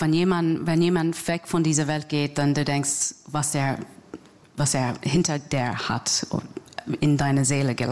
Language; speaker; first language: German; non-native, learner; English